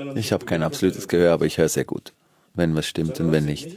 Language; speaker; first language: German; native; German